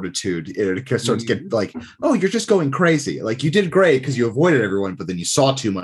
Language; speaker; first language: English; native; English